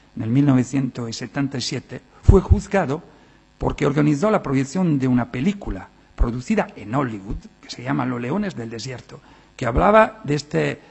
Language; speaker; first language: Spanish; non-native, fluent; Italian